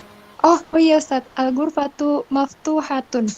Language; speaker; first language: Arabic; non-native, learner; Indonesian